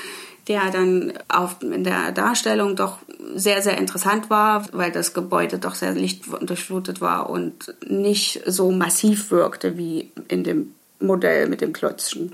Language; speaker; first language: German; native; German